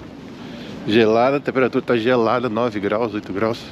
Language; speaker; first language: Portuguese; native; Portuguese